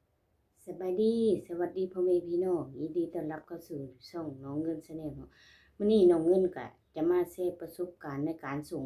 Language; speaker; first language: Thai; non-native, local second language; Lao